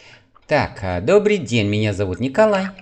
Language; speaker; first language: Russian; non-native, fluent; Vietnamese